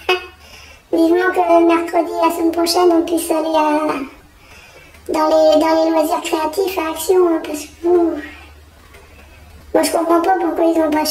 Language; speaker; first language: French; native; French